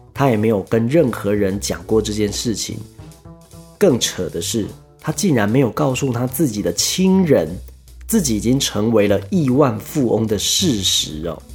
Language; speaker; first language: Chinese; native; Chinese